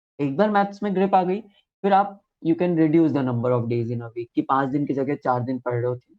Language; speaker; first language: Hindi; native; Hindi